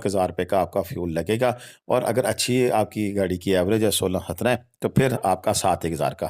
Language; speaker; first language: Hindi; non-native, local second language; Punjabi